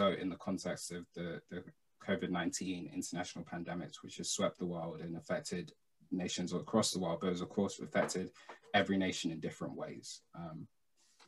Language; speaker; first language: English; native; English